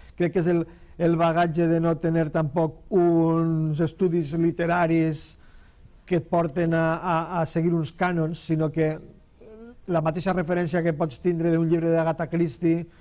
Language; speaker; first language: Catalan; non-native, local second language; Spanish